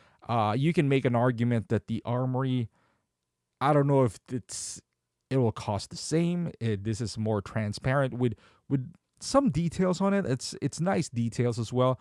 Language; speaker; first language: English; native; English